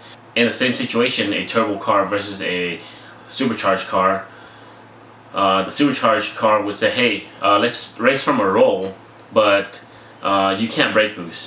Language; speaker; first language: English; native; English